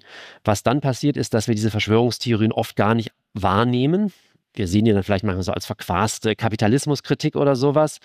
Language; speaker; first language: German; native; German